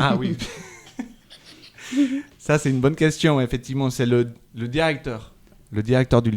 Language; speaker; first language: French; native; French